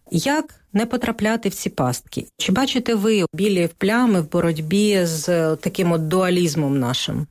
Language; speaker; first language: Ukrainian; native; Ukrainian